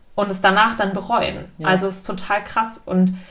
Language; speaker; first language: German; native; German